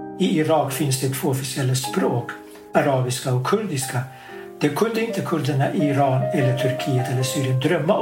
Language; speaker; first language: Swedish; non-native, fluent; Kurdish